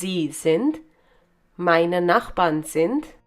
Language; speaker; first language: German; non-native, fluent; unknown